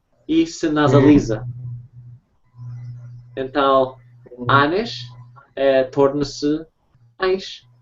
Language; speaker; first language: Portuguese; non-native, fluent; English